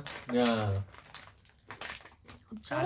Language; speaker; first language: Persian; native; Persian